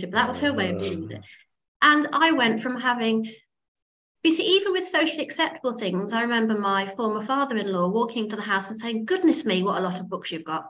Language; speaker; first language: English; native; English